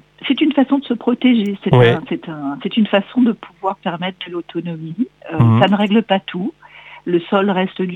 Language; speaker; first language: French; native; French